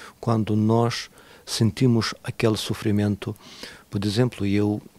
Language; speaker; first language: Portuguese; non-native, learner; Ukrainian